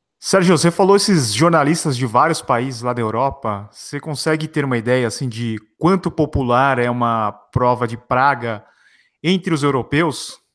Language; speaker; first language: Portuguese; native; Portuguese